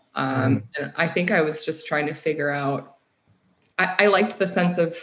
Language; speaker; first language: English; native; English